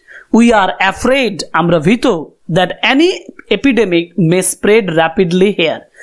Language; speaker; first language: English; non-native, local second language; Bangla